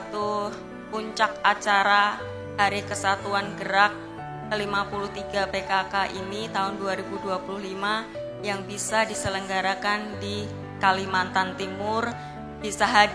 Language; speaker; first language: Indonesian; native; Indonesian